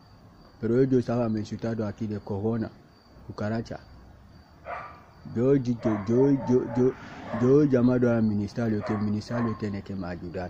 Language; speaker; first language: Spanish; non-native, learner; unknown